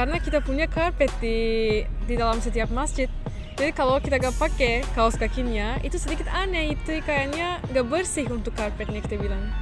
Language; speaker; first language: Indonesian; non-native, fluent; Turkish